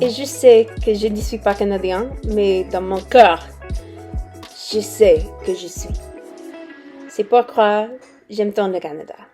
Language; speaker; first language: French; non-native, learner; English